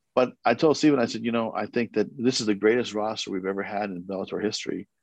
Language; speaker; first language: English; early bilingual, other home language; Korean